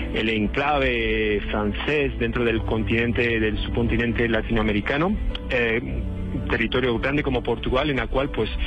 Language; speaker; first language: Spanish; non-native, fluent; French